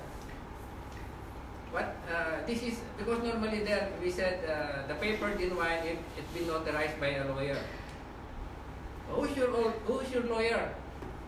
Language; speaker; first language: English; non-native, local second language; Filipino